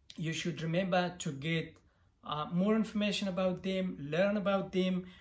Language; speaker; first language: English; non-native, fluent; Persian